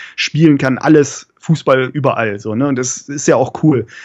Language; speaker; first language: German; native; German